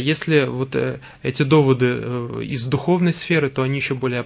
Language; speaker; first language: Russian; native; Russian